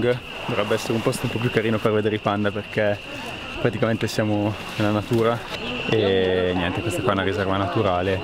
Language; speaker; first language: Italian; native; Italian